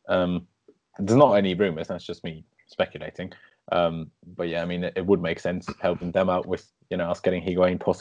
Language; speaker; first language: English; native; English